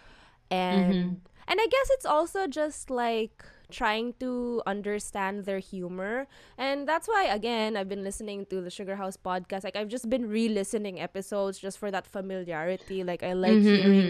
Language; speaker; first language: English; non-native, local second language; Cebuano